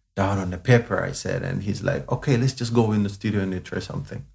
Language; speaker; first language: English; non-native, fluent; Amharic